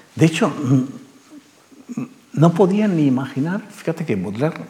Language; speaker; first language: Spanish; native; Spanish